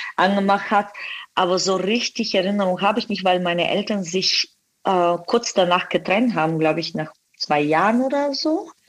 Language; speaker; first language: German; non-native, fluent; Bulgarian